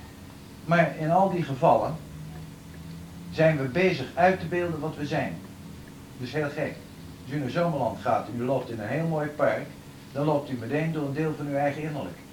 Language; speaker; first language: Dutch; native; Dutch